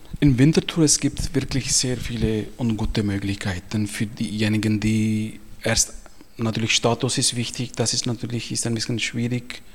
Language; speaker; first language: German; non-native, fluent; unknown